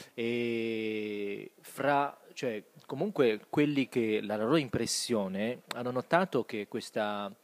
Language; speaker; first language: Italian; non-native, fluent; Chinese